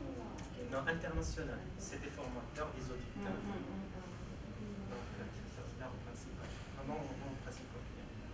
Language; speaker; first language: French; non-native, local second language; Arabic